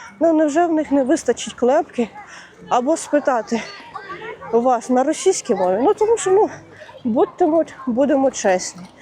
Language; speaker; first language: Ukrainian; non-native, local second language; Russian